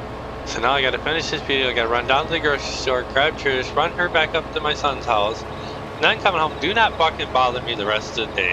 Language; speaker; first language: English; native; English